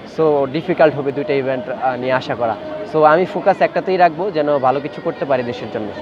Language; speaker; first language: Bangla; native; Bangla